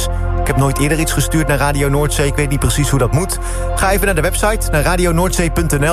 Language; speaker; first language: Dutch; native; Dutch